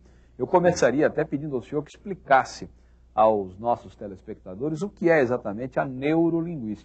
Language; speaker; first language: Portuguese; native; Portuguese